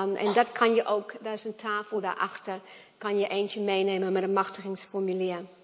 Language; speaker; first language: Dutch; non-native, fluent; English